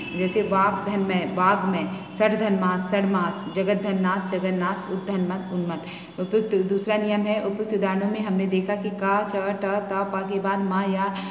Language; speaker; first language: Hindi; native; Hindi